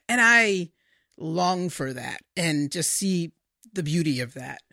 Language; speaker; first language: English; native; English